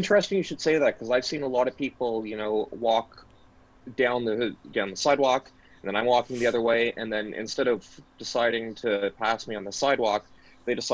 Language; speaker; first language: English; native; English